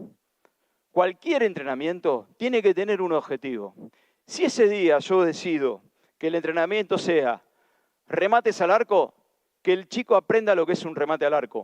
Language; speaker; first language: Spanish; native; Spanish